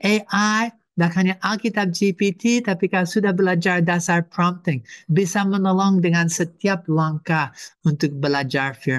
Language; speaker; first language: Indonesian; non-native, fluent; English